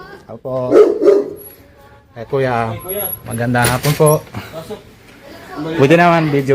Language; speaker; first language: Filipino; non-native, fluent; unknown